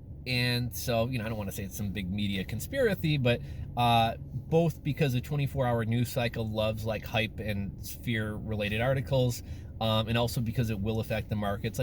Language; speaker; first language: English; native; English